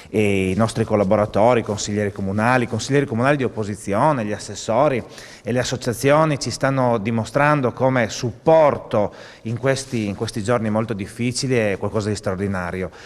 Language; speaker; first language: Italian; native; Italian